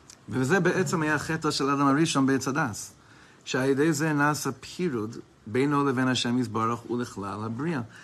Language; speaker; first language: Hebrew; non-native, fluent; English